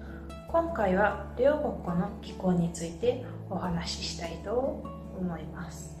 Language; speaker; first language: Japanese; non-native, fluent; Mongolian